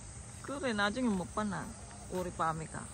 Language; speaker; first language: Korean; non-native, learner; Filipino